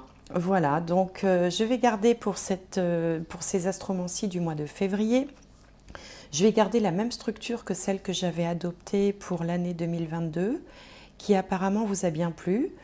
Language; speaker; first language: French; native; French